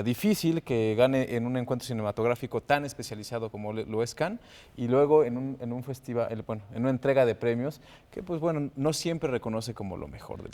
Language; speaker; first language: Spanish; native; Spanish